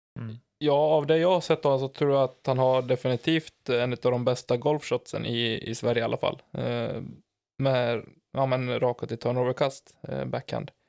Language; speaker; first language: Swedish; native; Swedish